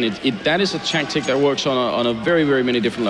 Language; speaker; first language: English; non-native, fluent; Swedish